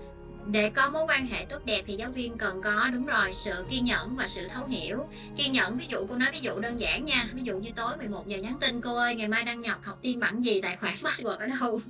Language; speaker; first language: Vietnamese; native; Vietnamese